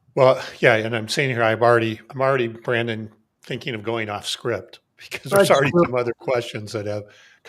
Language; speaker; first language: English; native; English